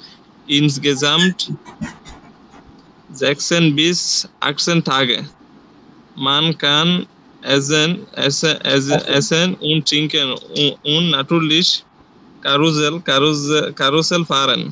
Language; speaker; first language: German; non-native, learner; Bangla